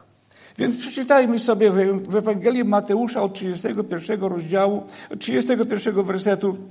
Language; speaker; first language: Polish; native; Polish